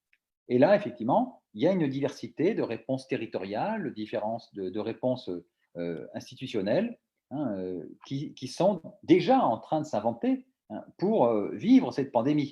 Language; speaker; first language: French; native; French